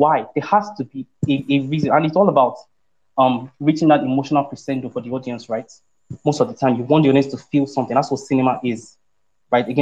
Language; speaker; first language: English; non-native, local second language; Yoruba